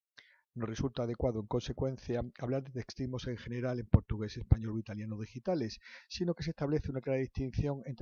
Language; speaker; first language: Spanish; native; Spanish